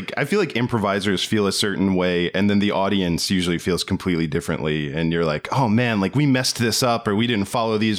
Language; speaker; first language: English; native; English